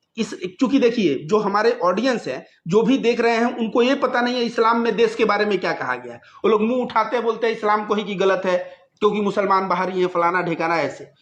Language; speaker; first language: Hindi; native; Hindi